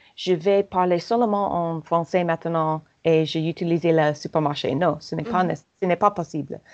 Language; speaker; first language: French; non-native, fluent; English